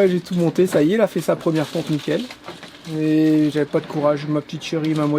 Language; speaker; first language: French; native; French